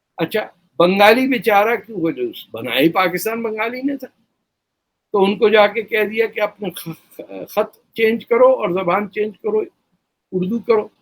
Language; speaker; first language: Urdu; native; Urdu